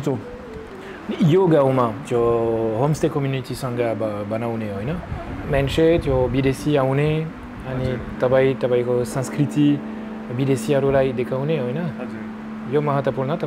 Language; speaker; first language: Nepali; non-native, learner; French